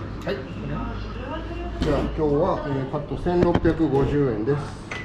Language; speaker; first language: Japanese; non-native, learner; Nepali